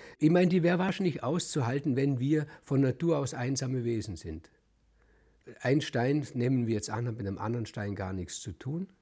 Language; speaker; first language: German; native; German